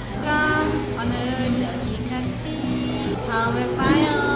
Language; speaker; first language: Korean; non-native, learner; Spanish